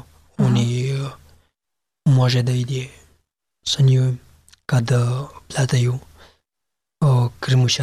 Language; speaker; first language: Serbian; non-native, learner; Pashto